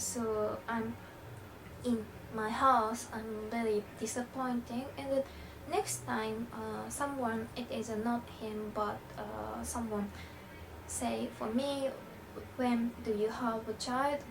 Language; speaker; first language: English; non-native, learner; Japanese